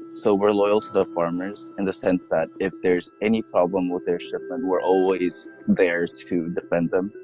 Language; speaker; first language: English; non-native, fluent; Indonesian